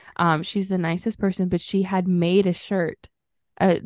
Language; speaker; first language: English; native; English